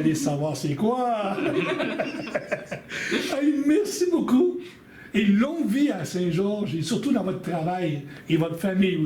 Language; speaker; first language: French; native; French